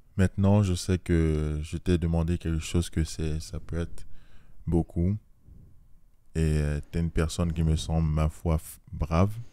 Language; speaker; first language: French; native; French